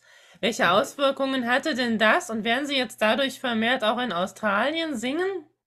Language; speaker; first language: German; native; German